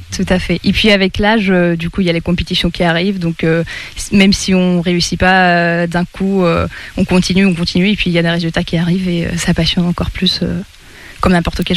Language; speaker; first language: French; non-native, fluent; Russian